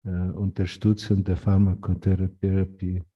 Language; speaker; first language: German; non-native, fluent; Ukrainian